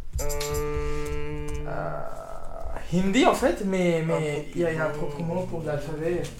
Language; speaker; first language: French; non-native, learner; Urdu